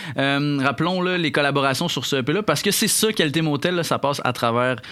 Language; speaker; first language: French; native; French